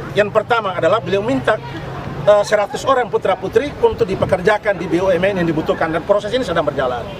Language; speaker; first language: Indonesian; non-native, local second language; Tetum